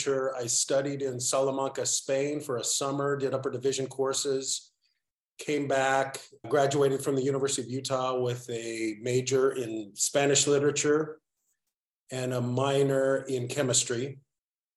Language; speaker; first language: English; native; English